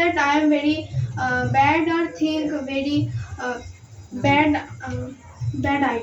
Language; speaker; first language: English; non-native, learner; Bangla